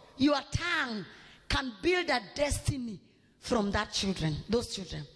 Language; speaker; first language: English; non-native, local second language; Swahili